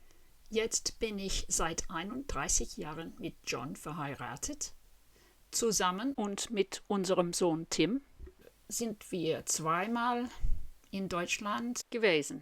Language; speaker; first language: German; non-native, fluent; English